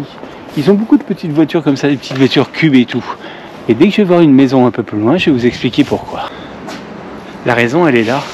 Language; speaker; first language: French; native; French